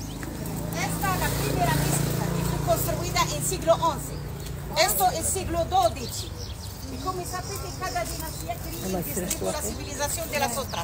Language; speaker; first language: Italian; non-native, learner; Arabic